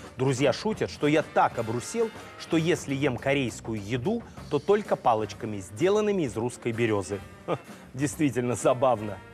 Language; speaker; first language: Russian; native; Russian